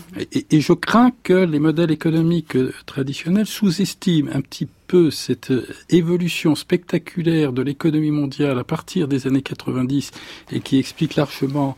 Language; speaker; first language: French; native; French